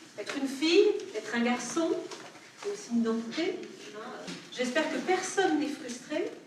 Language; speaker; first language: French; native; French